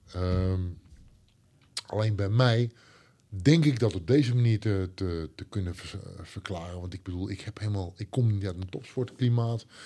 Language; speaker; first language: Dutch; native; Dutch